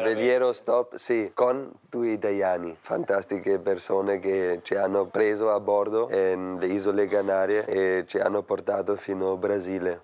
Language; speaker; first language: Italian; non-native, fluent; German